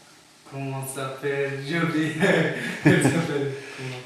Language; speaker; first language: French; non-native, learner; Persian